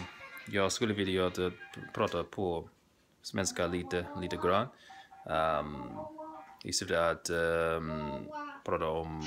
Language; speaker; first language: Swedish; non-native, learner; English